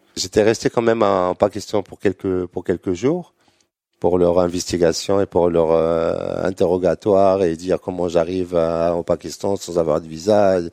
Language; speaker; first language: French; non-native, local second language; Arabic